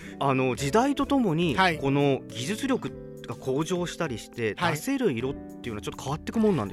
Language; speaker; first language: Japanese; native; Japanese